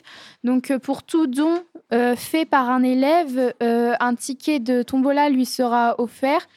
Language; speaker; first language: French; native; French